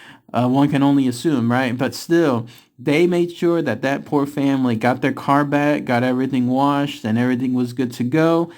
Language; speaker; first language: English; native; English